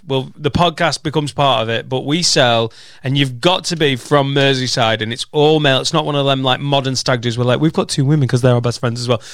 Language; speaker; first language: English; native; English